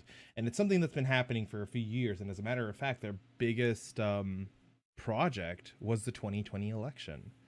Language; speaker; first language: English; native; English